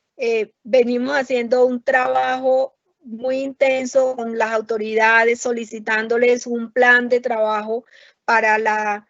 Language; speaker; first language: Spanish; native; Spanish